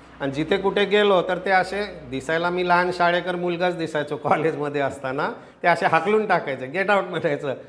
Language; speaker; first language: Marathi; non-native, local second language; Gujarati